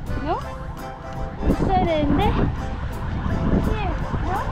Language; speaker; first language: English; non-native, learner; Korean